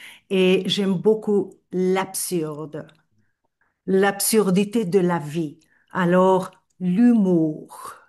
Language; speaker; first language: French; non-native, fluent; Turkish